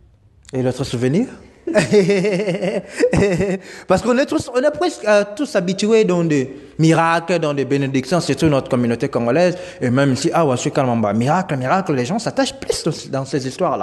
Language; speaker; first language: French; non-native, local second language; Lingala